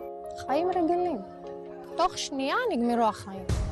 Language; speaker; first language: Hebrew; non-native, local second language; Arabic